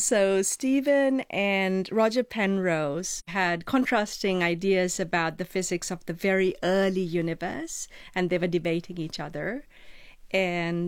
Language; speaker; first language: English; non-native, local second language; Sinhala